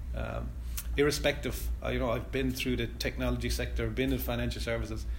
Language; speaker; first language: English; native; English